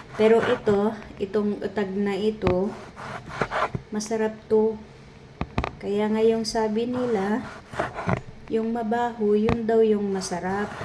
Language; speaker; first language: Filipino; non-native, local second language; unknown